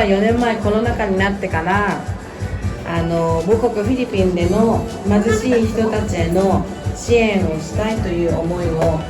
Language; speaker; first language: Japanese; non-native, local second language; Filipino